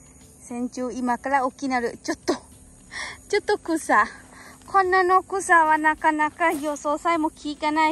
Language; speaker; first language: Japanese; non-native, learner; Lao